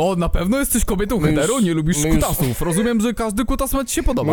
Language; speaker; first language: Polish; native; Polish